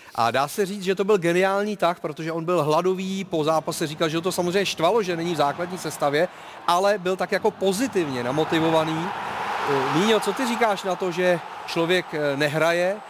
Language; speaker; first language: Czech; native; Czech